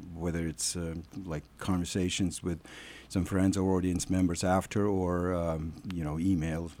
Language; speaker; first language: English; non-native, fluent; Russian